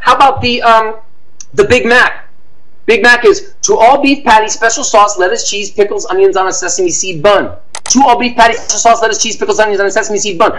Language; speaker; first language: English; native; English